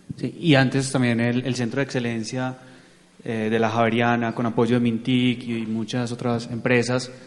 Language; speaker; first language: Spanish; native; Spanish